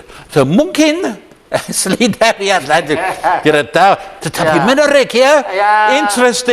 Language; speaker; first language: Indonesian; non-native, learner; English